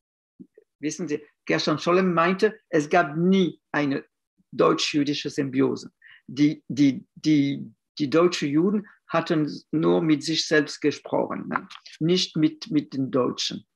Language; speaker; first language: German; non-native, fluent; French